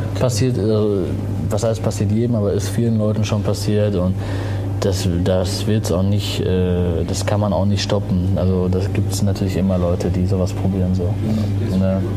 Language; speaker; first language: German; early bilingual, other home language; Arabic